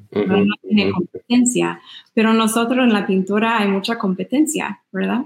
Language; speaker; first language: Spanish; non-native, fluent; English